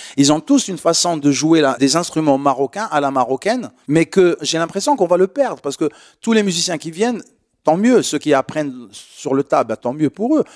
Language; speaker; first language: French; non-native, local second language; Arabic